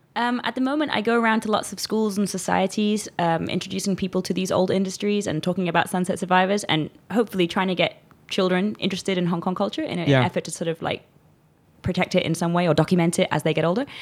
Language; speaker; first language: English; early bilingual, other home language; Arabic